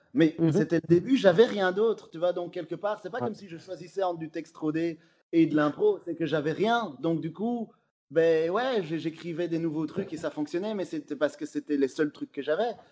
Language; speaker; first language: French; native; French